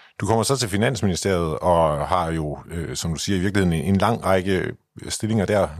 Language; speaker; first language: Danish; native; Danish